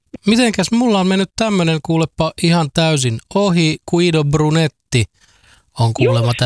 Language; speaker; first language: Finnish; native; Finnish